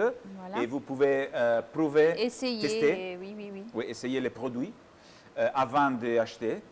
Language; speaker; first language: French; non-native, fluent; Italian